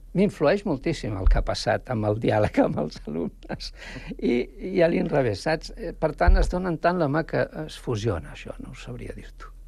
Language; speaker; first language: Catalan; non-native, local second language; Spanish